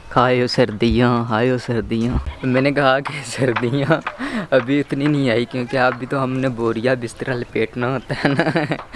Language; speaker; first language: Urdu; non-native, local second language; Punjabi